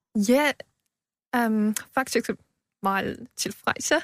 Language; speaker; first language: Danish; non-native, learner; Chinese